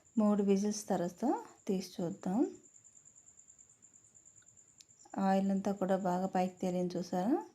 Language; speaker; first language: Telugu; native; Telugu